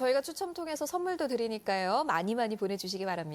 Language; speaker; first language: Korean; native; Korean